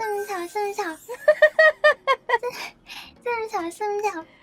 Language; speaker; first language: Korean; non-native, learner; Japanese